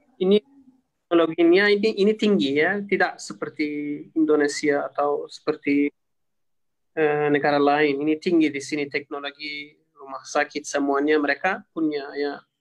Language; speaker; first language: Indonesian; non-native, learner; Turkish